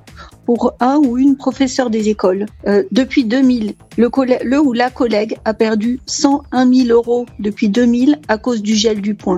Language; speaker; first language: French; native; French